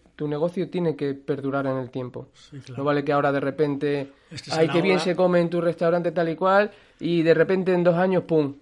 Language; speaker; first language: Spanish; native; Spanish